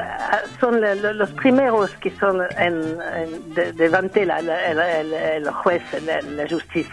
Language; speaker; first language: Spanish; non-native, learner; French